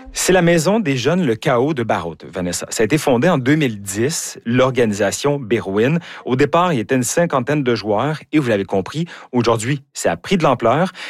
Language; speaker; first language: French; native; French